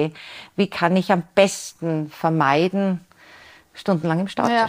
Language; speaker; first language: German; native; German